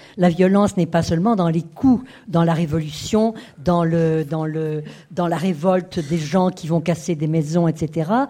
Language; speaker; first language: French; native; French